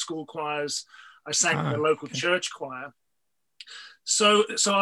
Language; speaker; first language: English; native; English